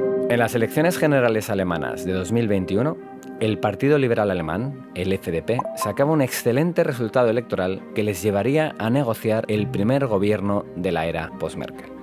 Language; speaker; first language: Spanish; native; Spanish